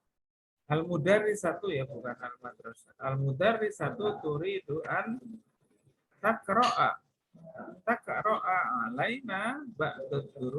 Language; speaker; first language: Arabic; non-native, fluent; Indonesian